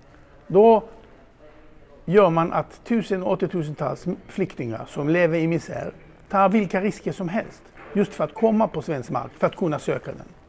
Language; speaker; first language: Swedish; non-native, fluent; Hebrew